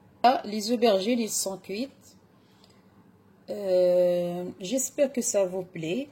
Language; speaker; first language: French; non-native, local second language; Arabic